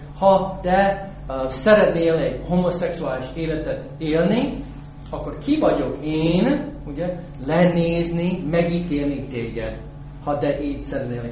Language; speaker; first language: Hungarian; non-native, fluent; English